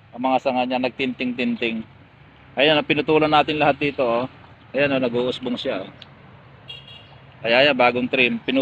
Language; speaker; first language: Filipino; native; Filipino